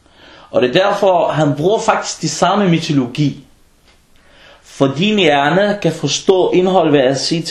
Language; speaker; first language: Danish; non-native, fluent; Arabic